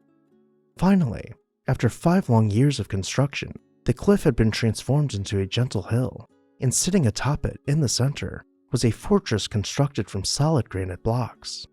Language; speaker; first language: English; native; English